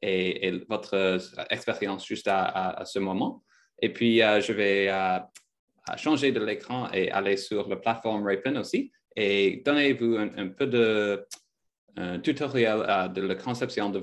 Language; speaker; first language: French; non-native, fluent; English